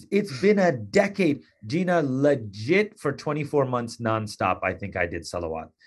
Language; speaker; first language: English; native; English